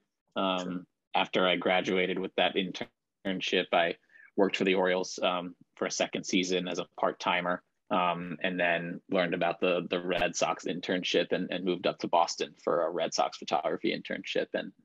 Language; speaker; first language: English; native; English